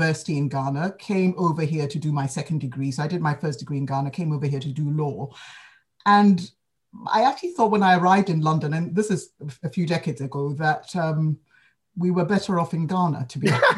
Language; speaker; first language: English; non-native, local second language; Akan